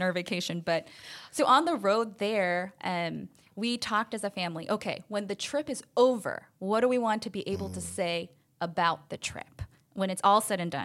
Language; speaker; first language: English; native; English